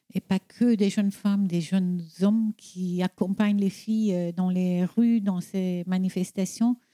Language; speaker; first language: French; non-native, fluent; Persian